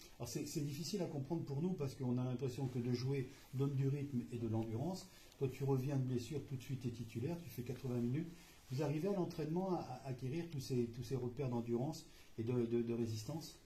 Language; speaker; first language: French; native; French